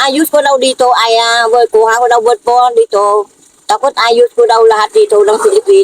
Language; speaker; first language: Filipino; non-native, learner; Vietnamese